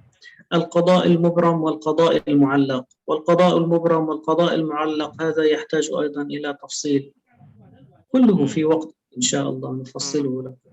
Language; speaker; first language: Arabic; native; Arabic